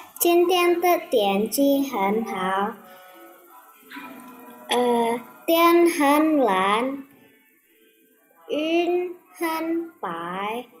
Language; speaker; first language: Chinese; non-native, learner; Indonesian